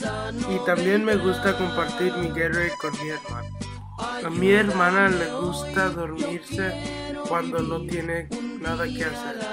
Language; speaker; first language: Spanish; non-native, learner; English